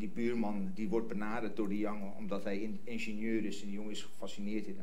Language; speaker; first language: Dutch; non-native, fluent; English